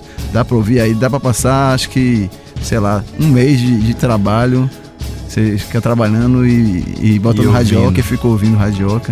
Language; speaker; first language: Portuguese; native; Portuguese